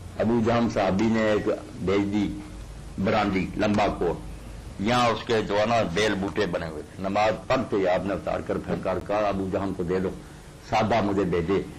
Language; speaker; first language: Urdu; non-native, local second language; Punjabi